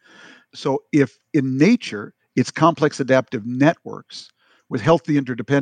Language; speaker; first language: English; native; English